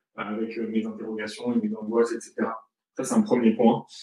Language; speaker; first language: French; native; French